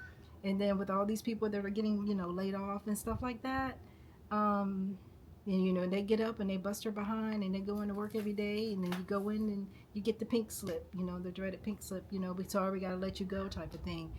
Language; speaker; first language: English; native; English